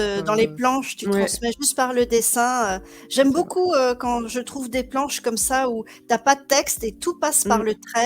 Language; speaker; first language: French; native; French